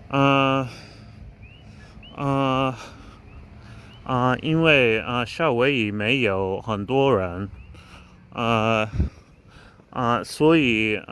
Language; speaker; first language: Chinese; non-native, learner; English